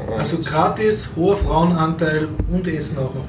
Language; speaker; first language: German; native; German